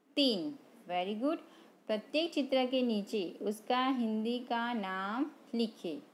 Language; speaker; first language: Hindi; non-native, local second language; Gujarati